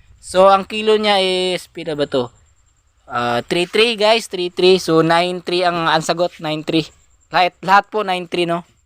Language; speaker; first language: Filipino; native; Filipino